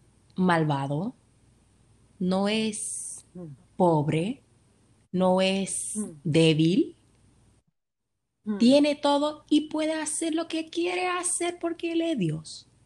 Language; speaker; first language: Spanish; early bilingual, heritage; Spanish